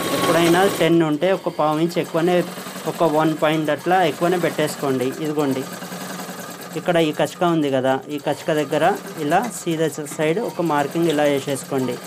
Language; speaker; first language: Telugu; non-native, local second language; Urdu